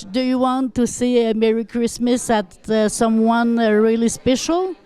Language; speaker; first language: English; non-native, local second language; French